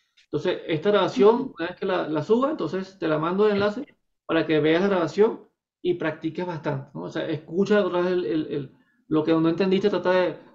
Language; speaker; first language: Spanish; native; Spanish